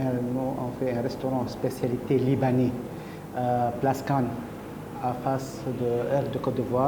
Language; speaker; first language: French; non-native, learner; Arabic